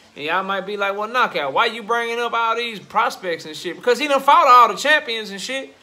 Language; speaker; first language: English; native; English